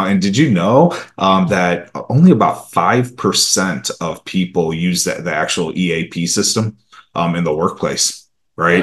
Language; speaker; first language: English; early bilingual, other home language; Romanian